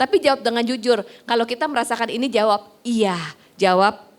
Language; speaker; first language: Indonesian; native; Indonesian